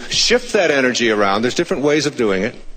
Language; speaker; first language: English; native; English